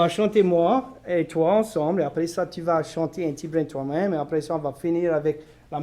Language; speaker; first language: French; non-native, local second language; English